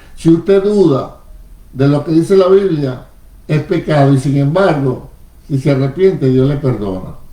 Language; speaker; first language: Spanish; native; Spanish